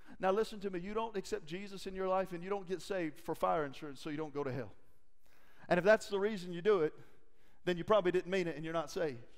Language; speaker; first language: English; native; English